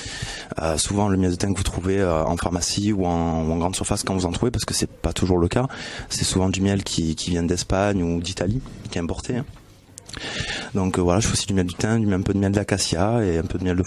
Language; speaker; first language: French; native; French